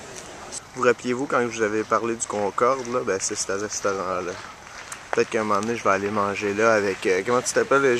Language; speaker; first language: French; native; French